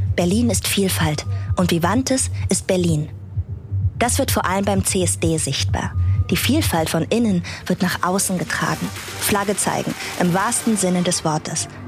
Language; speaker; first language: German; native; German